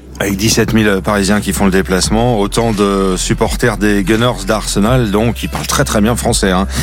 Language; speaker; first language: French; native; French